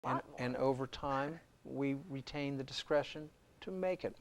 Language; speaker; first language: English; native; English